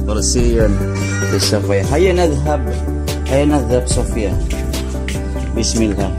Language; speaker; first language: Arabic; non-native, fluent; Indonesian